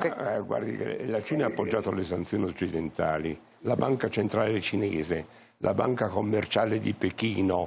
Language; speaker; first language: Italian; native; Italian